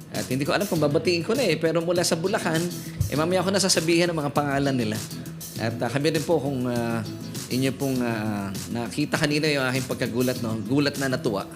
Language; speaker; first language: Filipino; native; Filipino